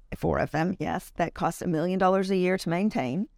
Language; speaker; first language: English; native; English